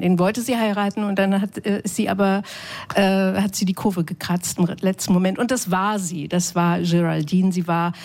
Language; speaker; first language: German; native; German